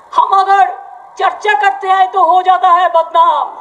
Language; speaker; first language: Hindi; non-native, local second language; Bangla